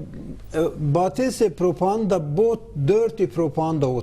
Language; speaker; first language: Hindi; non-native, learner; Turkish